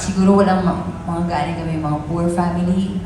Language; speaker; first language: Filipino; native; Filipino